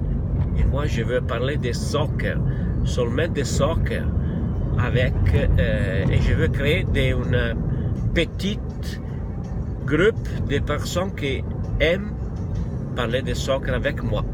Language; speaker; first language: French; non-native, learner; Italian